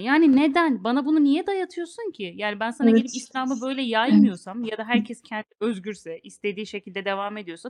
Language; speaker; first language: Turkish; native; Turkish